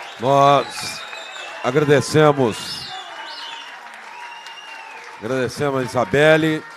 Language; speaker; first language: Portuguese; native; Portuguese